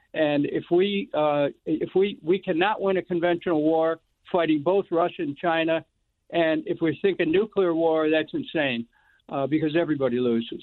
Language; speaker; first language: English; native; English